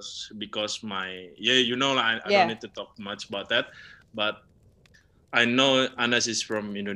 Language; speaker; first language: English; non-native, learner; Indonesian